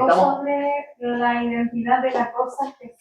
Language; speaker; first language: Spanish; native; Spanish